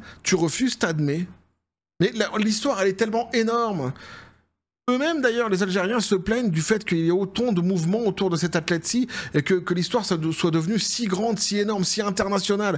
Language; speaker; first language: French; native; French